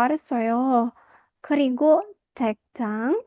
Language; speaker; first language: Korean; non-native, fluent; Indonesian